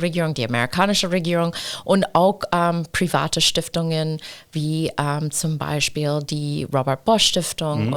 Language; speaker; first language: German; non-native, fluent; English